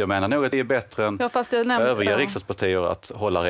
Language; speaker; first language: Swedish; native; Swedish